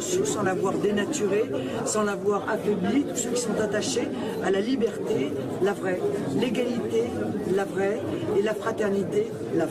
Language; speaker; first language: French; native; French